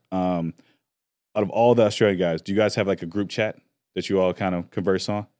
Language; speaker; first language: English; native; English